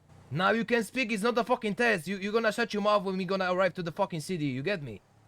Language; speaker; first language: English; non-native, learner; Polish